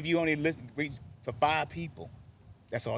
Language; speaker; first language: English; native; English